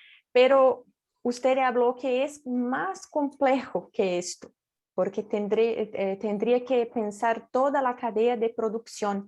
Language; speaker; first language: Spanish; non-native, fluent; Portuguese